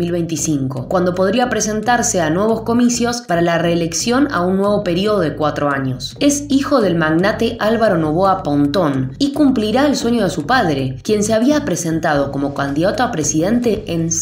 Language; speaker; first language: Spanish; native; Spanish